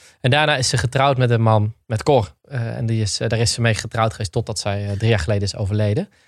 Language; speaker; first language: Dutch; native; Dutch